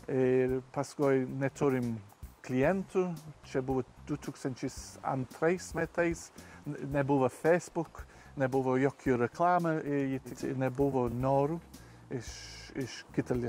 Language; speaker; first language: Lithuanian; non-native, learner; English